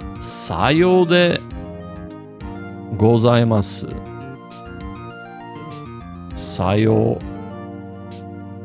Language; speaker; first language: Japanese; non-native, learner; English